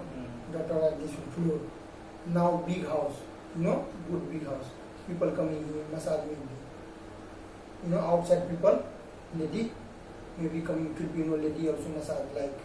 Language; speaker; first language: English; non-native, learner; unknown